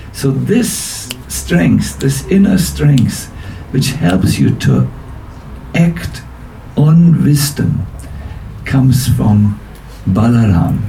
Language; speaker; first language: English; non-native, fluent; German